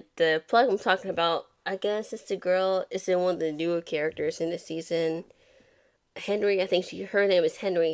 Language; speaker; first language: English; native; English